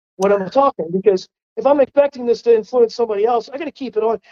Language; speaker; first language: English; native; English